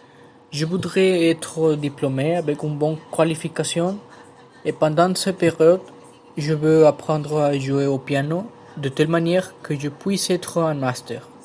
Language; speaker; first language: French; non-native, learner; Spanish